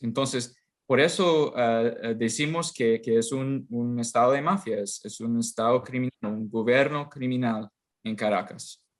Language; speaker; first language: Spanish; non-native, fluent; English